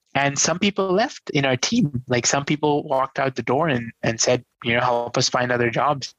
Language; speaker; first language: English; non-native, local second language; Hindi